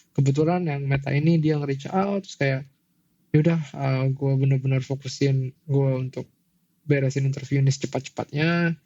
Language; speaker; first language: Indonesian; native; Indonesian